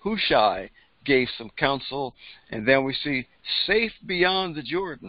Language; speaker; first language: English; native; English